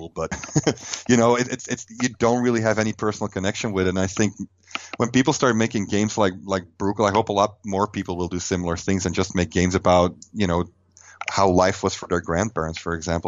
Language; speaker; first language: English; non-native, fluent; Dutch